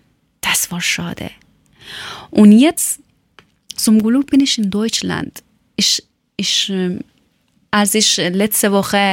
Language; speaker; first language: German; non-native, learner; Persian